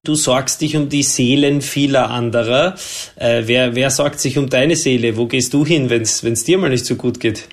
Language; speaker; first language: German; native; German